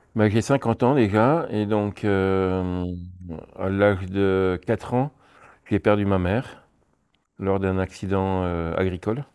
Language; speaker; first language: French; native; French